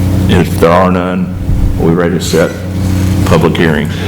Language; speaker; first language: English; native; English